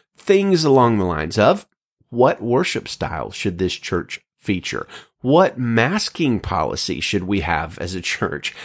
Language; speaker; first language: English; native; English